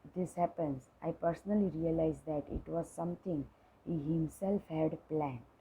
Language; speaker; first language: English; non-native, local second language; Gujarati